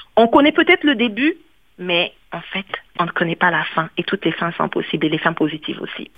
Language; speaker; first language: French; non-native, local second language; Kongo